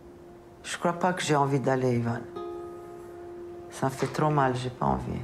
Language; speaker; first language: French; non-native, local second language; Arabic